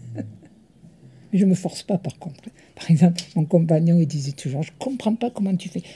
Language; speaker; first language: French; early bilingual, other home language; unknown